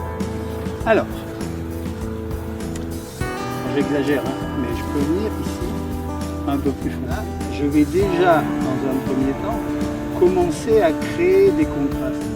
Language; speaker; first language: French; native; French